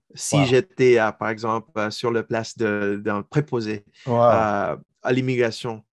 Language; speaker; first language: French; non-native, fluent; Filipino